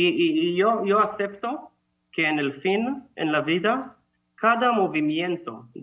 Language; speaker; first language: Spanish; non-native, fluent; Hebrew